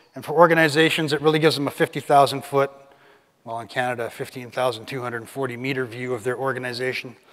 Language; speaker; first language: English; native; English